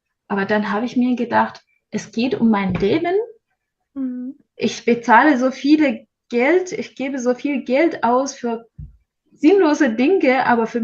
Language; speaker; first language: German; non-native, learner; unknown